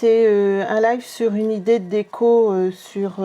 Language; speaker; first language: French; native; French